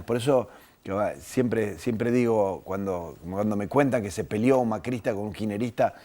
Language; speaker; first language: Spanish; native; Spanish